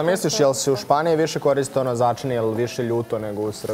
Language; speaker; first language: Serbian; native; Serbian